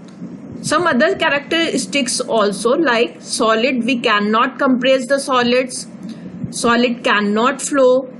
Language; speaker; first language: English; non-native, local second language; Hindi